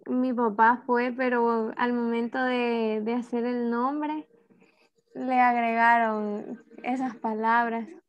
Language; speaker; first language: Spanish; native; Spanish